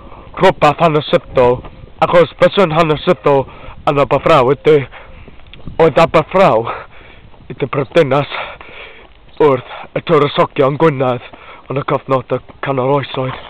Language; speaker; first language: Welsh; non-native, learner; Hungarian